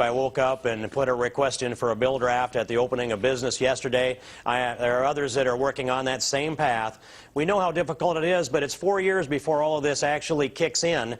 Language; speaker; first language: English; native; English